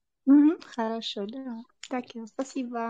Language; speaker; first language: Russian; non-native, fluent; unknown